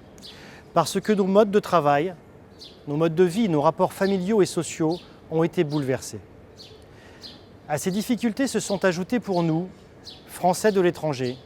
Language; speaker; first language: French; native; French